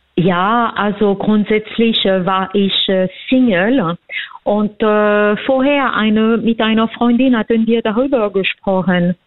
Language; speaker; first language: German; non-native, fluent; French